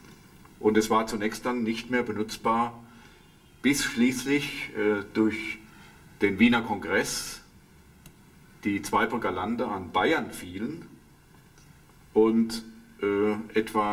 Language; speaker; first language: German; native; German